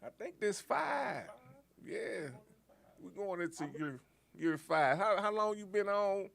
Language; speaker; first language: English; native; English